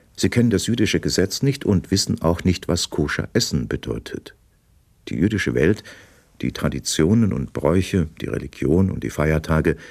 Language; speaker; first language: German; native; German